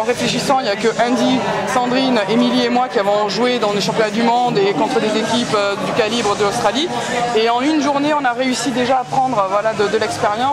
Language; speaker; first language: French; native; French